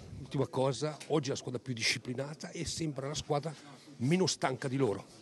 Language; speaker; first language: Italian; native; Italian